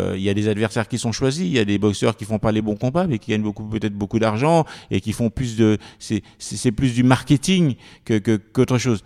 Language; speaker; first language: French; native; French